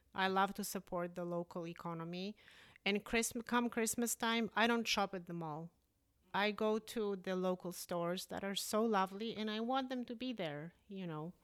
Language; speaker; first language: English; early bilingual, other home language; Polish